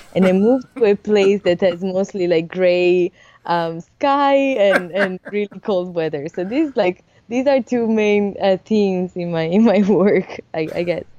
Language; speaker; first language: English; non-native, fluent; Italian